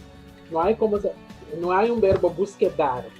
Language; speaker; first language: Spanish; non-native, fluent; Portuguese